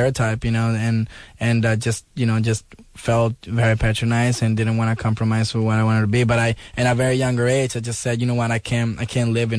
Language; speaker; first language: English; non-native, fluent; Spanish